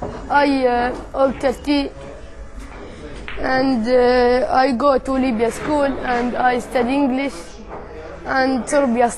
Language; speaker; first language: English; non-native, learner; Arabic